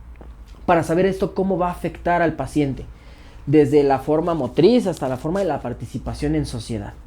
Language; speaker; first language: Spanish; native; Spanish